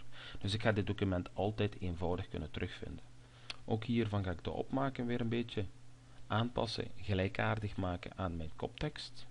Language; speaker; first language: Dutch; native; Dutch